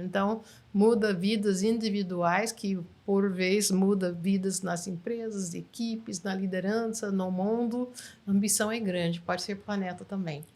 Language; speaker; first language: Portuguese; non-native, fluent; English